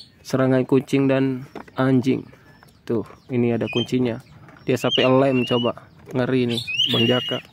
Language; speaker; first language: Indonesian; native; Indonesian